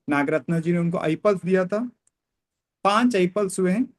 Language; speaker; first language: Hindi; non-native, local second language; Kannada